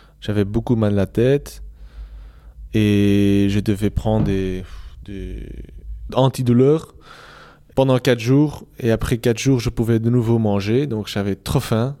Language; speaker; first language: French; non-native, local second language; Dutch